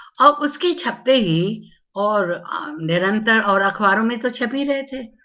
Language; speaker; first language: Hindi; non-native, local second language; Tamil